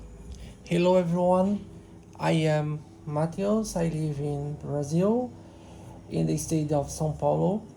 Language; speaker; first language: English; non-native, learner; Portuguese